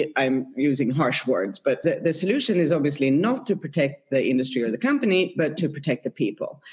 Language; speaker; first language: English; non-native, fluent; Swedish